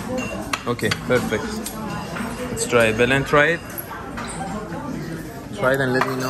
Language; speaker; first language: English; non-native, fluent; Persian